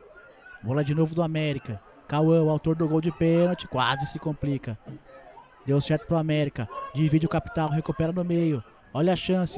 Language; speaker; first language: Portuguese; native; Portuguese